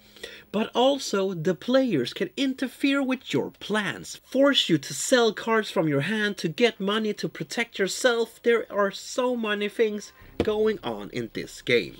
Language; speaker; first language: English; non-native, fluent; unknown